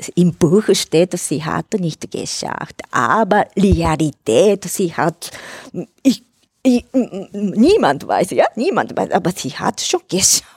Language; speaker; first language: German; non-native, learner; Japanese